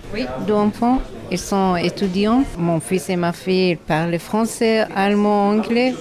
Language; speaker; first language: French; non-native, learner; Persian